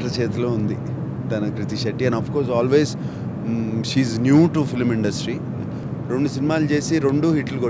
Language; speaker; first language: Telugu; native; Telugu